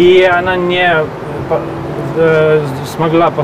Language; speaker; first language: Russian; non-native, fluent; Hungarian